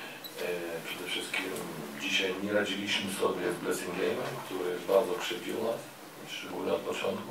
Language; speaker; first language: Polish; non-native, fluent; Lithuanian